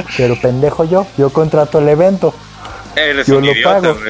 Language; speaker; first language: Spanish; native; Spanish